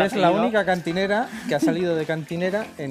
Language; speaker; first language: Spanish; native; Spanish